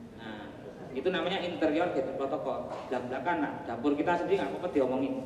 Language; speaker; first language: Indonesian; non-native, local second language; Javanese